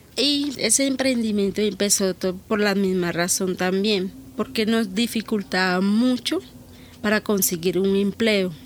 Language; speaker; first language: Spanish; native; Spanish